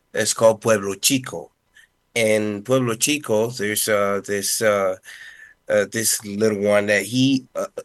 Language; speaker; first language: English; non-native, fluent; Spanish